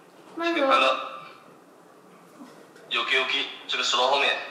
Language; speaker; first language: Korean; non-native, learner; Chinese